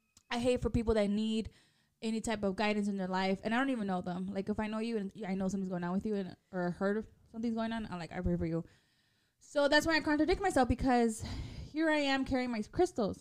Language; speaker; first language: English; early bilingual, other home language; Spanish